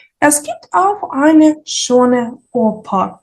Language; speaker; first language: German; non-native, fluent; Ukrainian